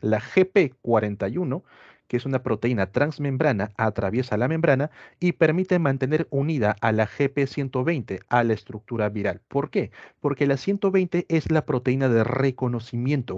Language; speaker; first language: Spanish; native; Spanish